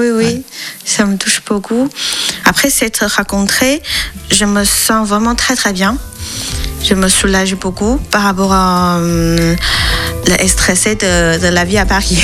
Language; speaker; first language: French; non-native, learner; Chinese